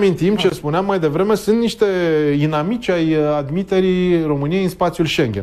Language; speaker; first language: Romanian; native; Romanian